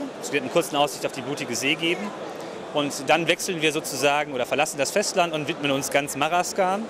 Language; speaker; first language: German; native; German